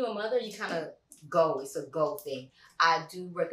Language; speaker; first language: English; native; English